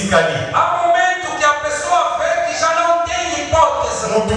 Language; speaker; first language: Portuguese; non-native, fluent; Lingala